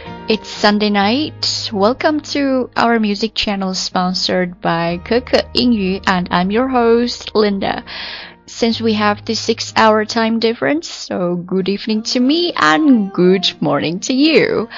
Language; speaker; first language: English; non-native, fluent; Chinese